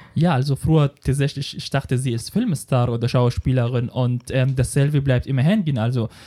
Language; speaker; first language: German; non-native, fluent; Arabic